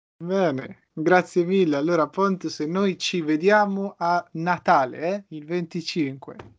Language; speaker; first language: Italian; native; Italian